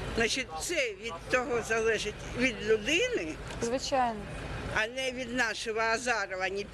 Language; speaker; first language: Ukrainian; non-native, local second language; Russian